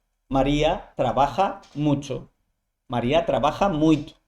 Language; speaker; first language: Portuguese; non-native, fluent; Spanish